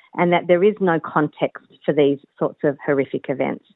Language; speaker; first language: English; native; English